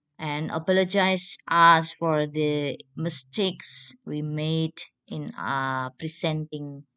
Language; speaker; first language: English; non-native, fluent; Indonesian